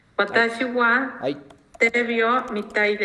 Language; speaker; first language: Japanese; non-native, learner; Spanish